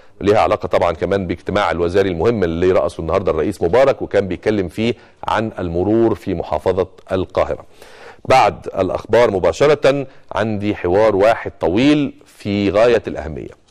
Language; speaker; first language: Arabic; native; Arabic